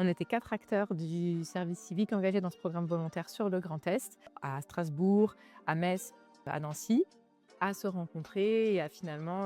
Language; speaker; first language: French; native; French